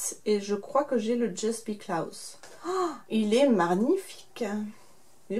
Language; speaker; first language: French; native; French